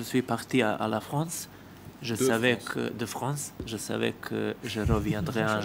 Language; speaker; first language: French; non-native, learner; Serbian